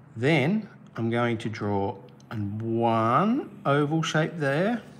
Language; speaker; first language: English; native; English